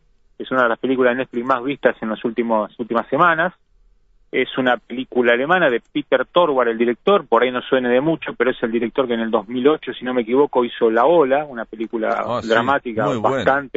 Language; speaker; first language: Spanish; native; Spanish